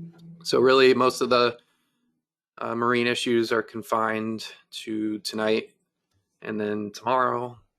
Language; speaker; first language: English; native; English